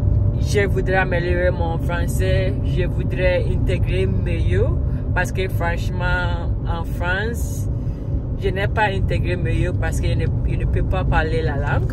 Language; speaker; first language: French; non-native, learner; Akan